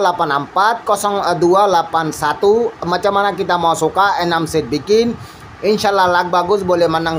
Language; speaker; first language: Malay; non-native, learner; Bangla